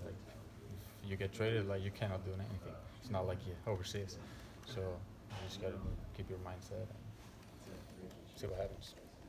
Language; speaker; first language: English; non-native, fluent; Spanish